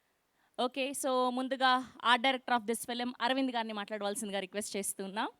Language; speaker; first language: Telugu; native; Telugu